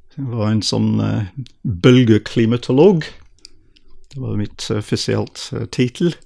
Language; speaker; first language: Norwegian; non-native, fluent; English